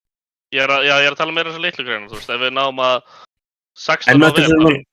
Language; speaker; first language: Icelandic; native; Icelandic